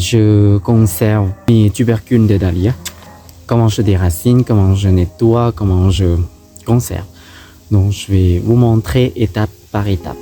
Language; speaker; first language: French; non-native, learner; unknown